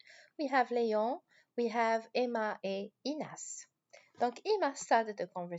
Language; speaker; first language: English; non-native, fluent; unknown